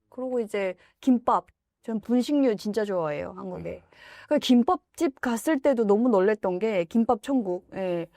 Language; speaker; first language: Korean; native; Korean